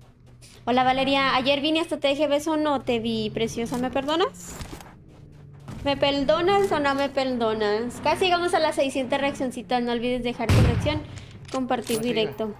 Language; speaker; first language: Spanish; native; Spanish